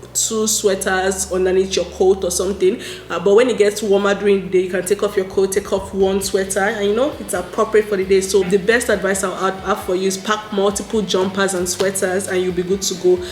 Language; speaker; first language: English; non-native, local second language; Yoruba